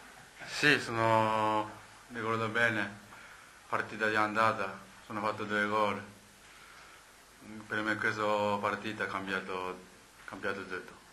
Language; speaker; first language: Italian; non-native, learner; Japanese